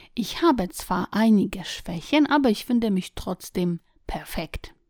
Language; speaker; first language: German; non-native, fluent; Polish